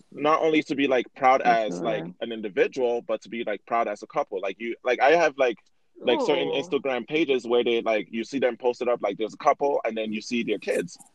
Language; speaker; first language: English; native; English